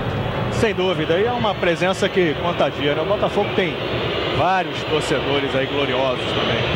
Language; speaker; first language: Portuguese; native; Portuguese